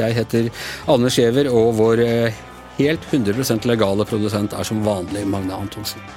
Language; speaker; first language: Norwegian; native; Norwegian